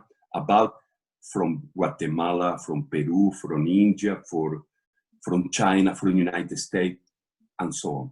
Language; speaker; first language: English; non-native, learner; Portuguese